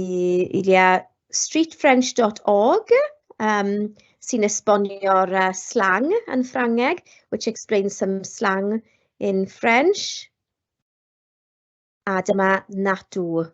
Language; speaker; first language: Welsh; non-native, local second language; English